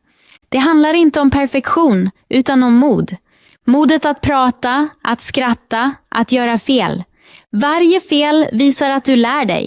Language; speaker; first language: Swedish; non-native, fluent; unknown